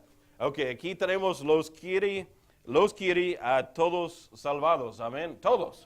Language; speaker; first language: Spanish; non-native, fluent; English